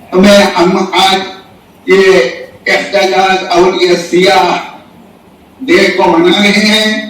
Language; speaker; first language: Urdu; non-native, local second language; Bangla